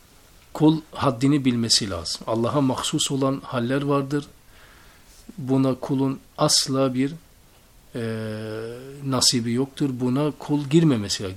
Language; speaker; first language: Turkish; native; Turkish